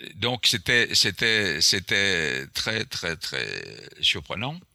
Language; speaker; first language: French; non-native, local second language; Guadeloupean Creole French